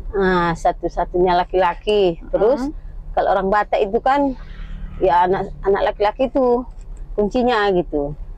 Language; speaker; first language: Indonesian; native; Indonesian